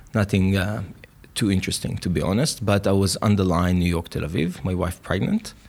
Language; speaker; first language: English; non-native, fluent; Hebrew